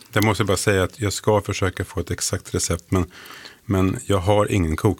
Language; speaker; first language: Swedish; native; Swedish